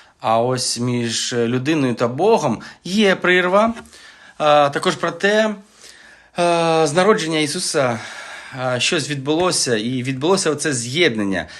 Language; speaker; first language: Ukrainian; non-native, local second language; Russian